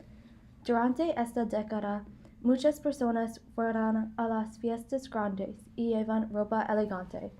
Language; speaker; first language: Spanish; non-native, learner; English